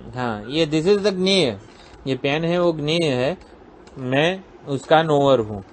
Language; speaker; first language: Hindi; non-native, local second language; Gujarati